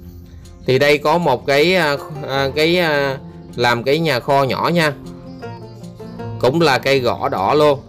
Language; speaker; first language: Vietnamese; native; Vietnamese